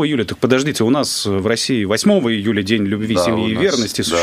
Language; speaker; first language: Russian; native; Russian